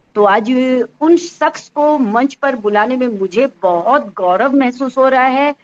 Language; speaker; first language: Hindi; native; Hindi